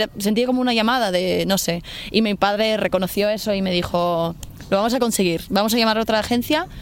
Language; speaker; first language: Spanish; non-native, fluent; English